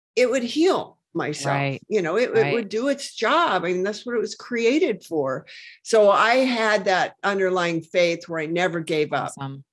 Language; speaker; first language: English; native; English